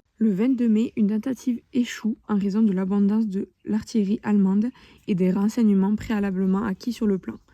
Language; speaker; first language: French; native; French